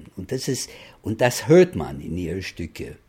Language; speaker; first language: German; non-native, fluent; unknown